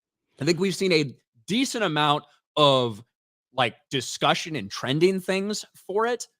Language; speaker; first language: English; native; English